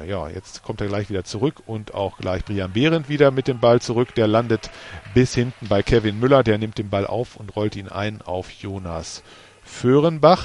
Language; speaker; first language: German; native; German